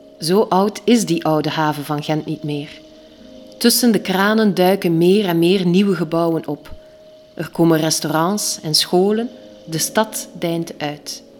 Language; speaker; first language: Dutch; native; Dutch